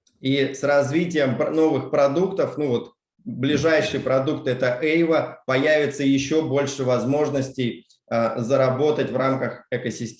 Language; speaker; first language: Russian; native; Russian